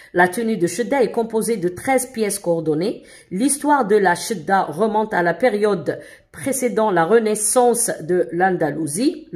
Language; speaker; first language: French; non-native, local second language; Arabic